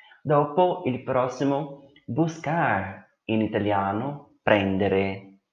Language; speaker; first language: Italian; non-native, fluent; Portuguese